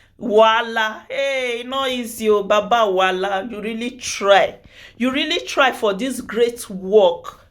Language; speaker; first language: Nigerian Pidgin; native; Nigerian Pidgin